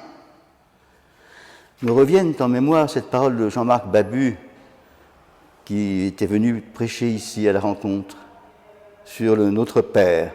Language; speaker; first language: French; native; French